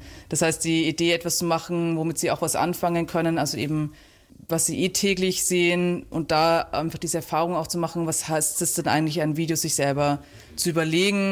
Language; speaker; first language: German; native; German